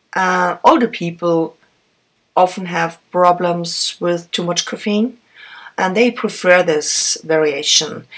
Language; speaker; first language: English; non-native, fluent; German